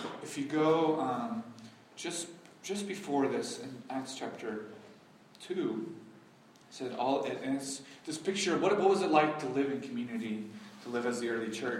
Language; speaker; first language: English; early bilingual, heritage; English